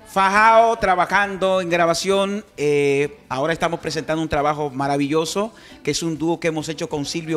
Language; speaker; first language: Spanish; native; Spanish